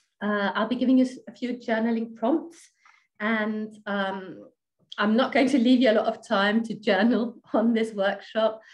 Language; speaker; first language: English; non-native, fluent; Danish